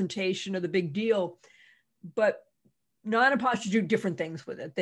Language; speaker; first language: English; native; English